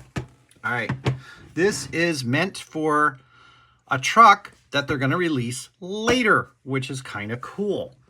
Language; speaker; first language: English; native; English